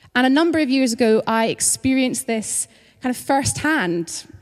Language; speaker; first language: English; native; English